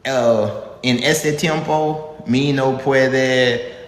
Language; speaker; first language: Spanish; non-native, learner; English